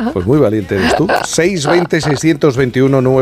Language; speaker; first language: Spanish; native; Spanish